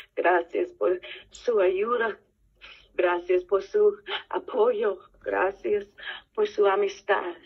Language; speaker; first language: Spanish; non-native, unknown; English